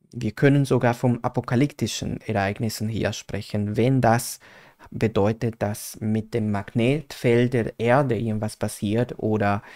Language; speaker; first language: German; non-native, fluent; Spanish